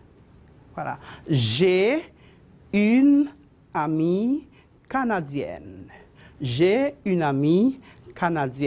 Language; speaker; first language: French; non-native, fluent; Spanish